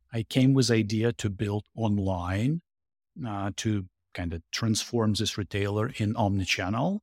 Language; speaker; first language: English; non-native, fluent; Russian